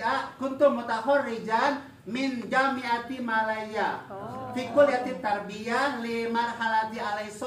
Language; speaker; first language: Arabic; non-native, fluent; Indonesian